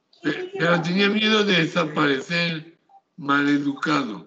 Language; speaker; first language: Spanish; native; Spanish